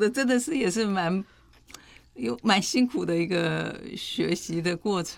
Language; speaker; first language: Chinese; native; Chinese